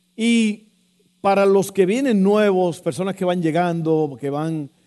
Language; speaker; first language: Spanish; native; Spanish